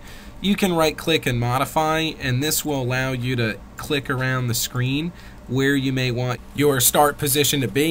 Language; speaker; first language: English; native; English